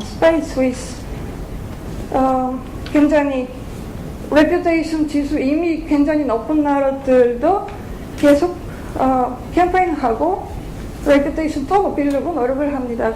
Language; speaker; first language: Korean; non-native, fluent; Bulgarian